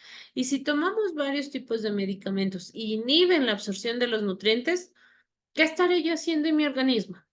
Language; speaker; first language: Spanish; native; Spanish